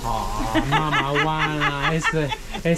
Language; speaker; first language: Spanish; non-native, learner; English